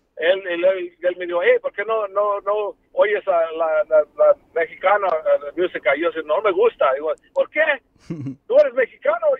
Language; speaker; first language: Spanish; early bilingual, heritage; Spanish